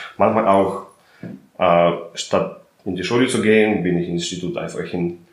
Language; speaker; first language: German; non-native, fluent; Russian